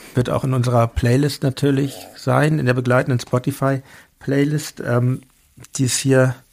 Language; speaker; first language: German; native; German